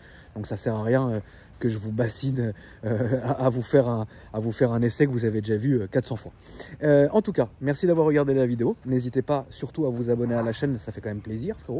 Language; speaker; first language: French; native; French